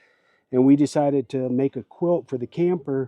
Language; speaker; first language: English; native; English